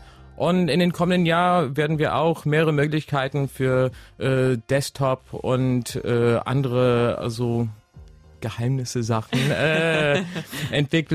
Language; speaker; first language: German; non-native, fluent; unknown